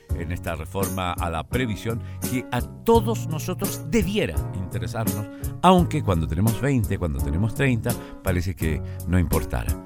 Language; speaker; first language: Spanish; native; Spanish